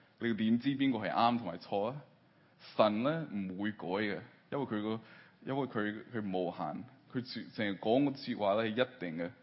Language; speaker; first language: Cantonese; early bilingual, heritage; Cantonese